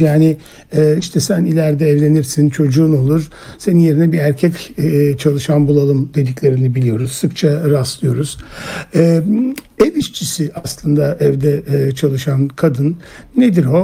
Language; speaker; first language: Turkish; native; Turkish